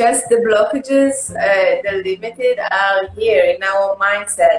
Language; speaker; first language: English; non-native, learner; Hebrew